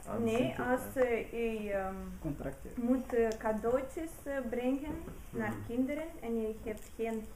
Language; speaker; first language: Dutch; non-native, learner; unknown